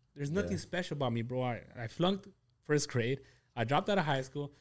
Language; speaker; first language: English; early bilingual, other home language; Spanish